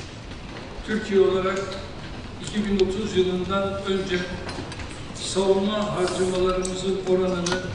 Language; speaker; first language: Turkish; native; Turkish